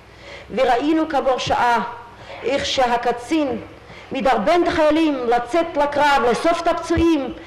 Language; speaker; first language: Hebrew; non-native, fluent; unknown